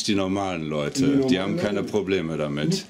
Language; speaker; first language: German; native; German